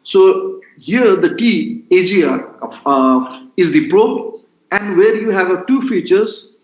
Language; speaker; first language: English; non-native, local second language; Nepali